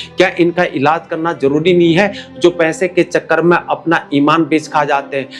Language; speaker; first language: Hindi; native; Hindi